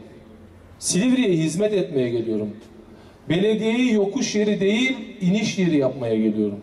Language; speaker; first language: Turkish; native; Turkish